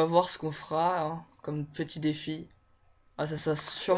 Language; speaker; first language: French; native; French